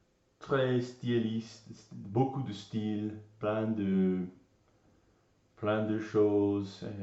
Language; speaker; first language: French; non-native, learner; English